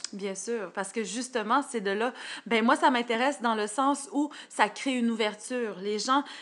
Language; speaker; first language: French; native; French